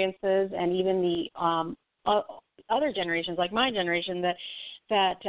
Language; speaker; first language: English; native; English